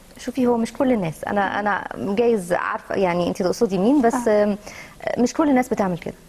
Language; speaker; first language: Arabic; native; Arabic